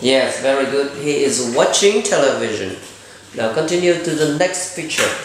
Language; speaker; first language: English; non-native, fluent; Vietnamese